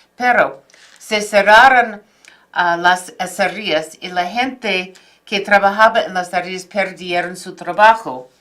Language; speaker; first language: Spanish; non-native, fluent; English